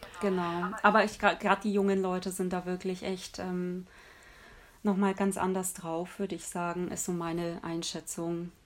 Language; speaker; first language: German; early bilingual, other home language; Polish